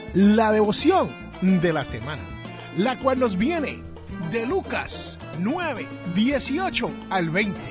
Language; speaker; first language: Spanish; native; Spanish